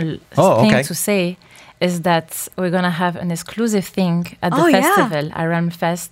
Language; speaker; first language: English; non-native, fluent; French